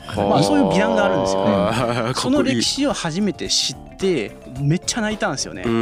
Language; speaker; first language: Japanese; early bilingual, other home language; Chinese